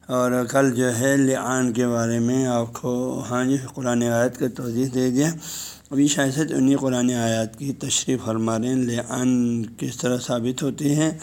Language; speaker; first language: Urdu; non-native, local second language; Balti